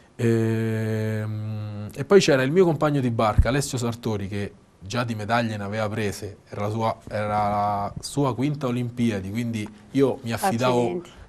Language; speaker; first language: Italian; native; Italian